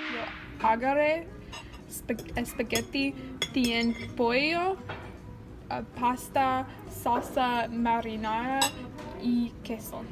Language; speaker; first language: Spanish; non-native, learner; English